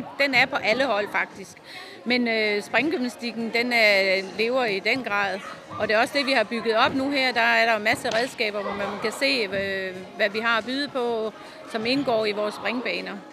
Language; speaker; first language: Danish; native; Danish